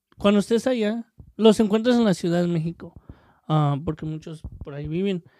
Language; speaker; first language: Spanish; native; Spanish